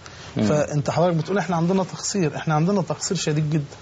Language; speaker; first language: Arabic; native; Arabic